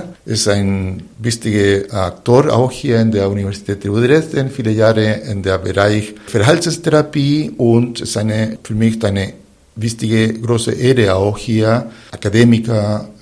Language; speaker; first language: German; non-native, fluent; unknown